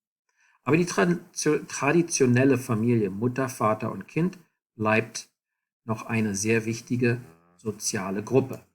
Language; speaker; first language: German; non-native, fluent; English